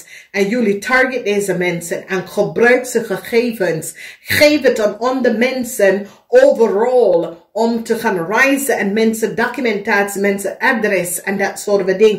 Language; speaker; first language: Dutch; non-native, fluent; English